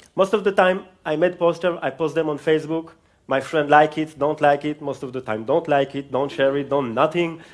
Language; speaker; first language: English; non-native, fluent; Hebrew